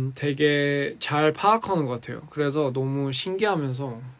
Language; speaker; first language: Korean; early bilingual, other home language; English